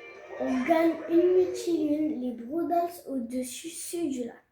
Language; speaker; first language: French; native; French